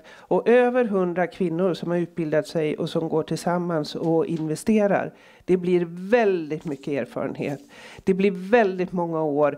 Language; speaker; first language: Swedish; native; Swedish